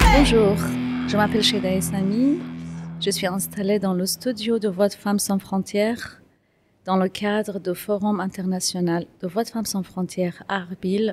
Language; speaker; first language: French; non-native, fluent; Kurdish